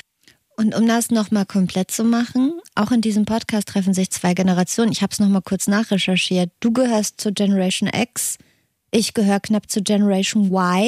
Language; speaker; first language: German; native; German